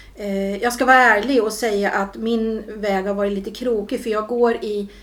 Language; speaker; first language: Swedish; native; Swedish